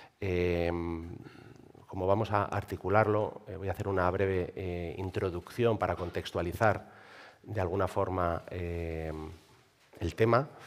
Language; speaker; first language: Spanish; native; Spanish